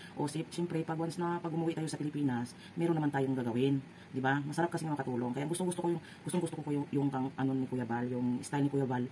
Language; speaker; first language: Filipino; non-native, local second language; Cebuano